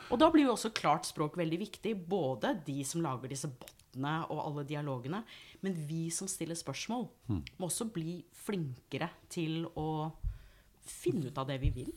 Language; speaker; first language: Norwegian; non-native, fluent; English